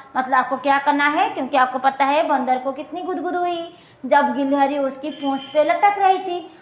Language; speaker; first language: Hindi; non-native, local second language; Odia